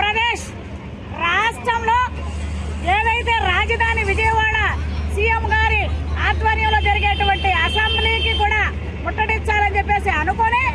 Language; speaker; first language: Telugu; native; Telugu